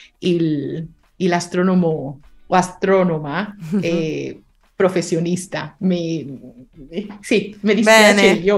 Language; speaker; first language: Italian; non-native, learner; Spanish